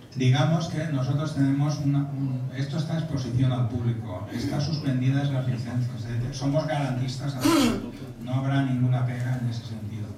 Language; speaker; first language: Spanish; non-native, local second language; Catalan